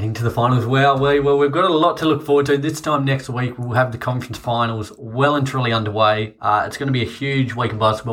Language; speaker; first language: English; native; English